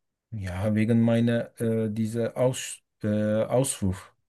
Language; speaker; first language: German; non-native, learner; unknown